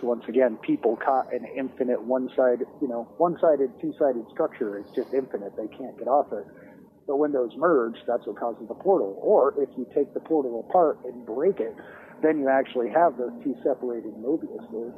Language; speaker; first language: English; native; English